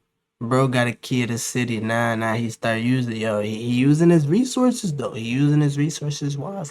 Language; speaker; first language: English; native; English